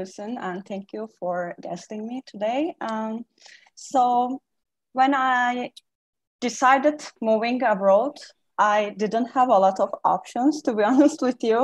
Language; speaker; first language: English; non-native, fluent; Turkish